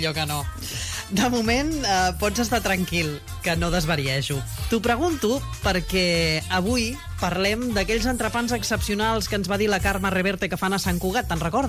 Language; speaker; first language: Catalan; native; Catalan